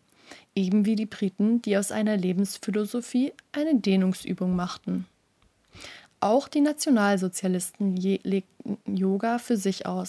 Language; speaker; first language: German; native; German